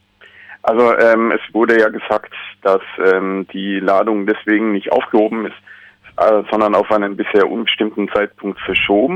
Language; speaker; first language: German; native; German